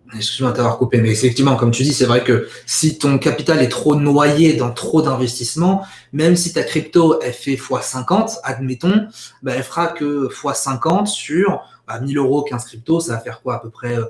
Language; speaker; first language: French; native; French